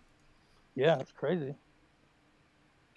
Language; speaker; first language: English; native; English